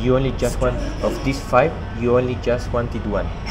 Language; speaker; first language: English; non-native, learner; Spanish